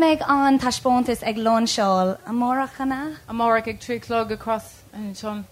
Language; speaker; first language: Irish; non-native, local second language; English